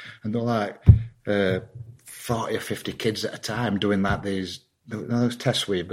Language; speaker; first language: English; native; English